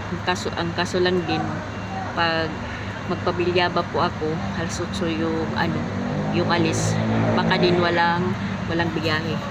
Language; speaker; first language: Filipino; non-native, local second language; Cebuano